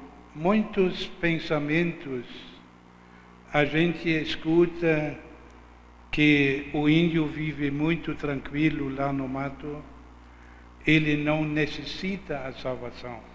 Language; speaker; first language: Portuguese; non-native, fluent; German